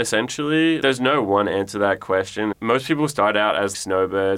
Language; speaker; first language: English; native; English